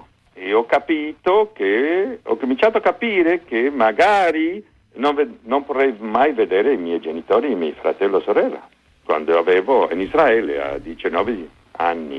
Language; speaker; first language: Italian; non-native, fluent; Spanish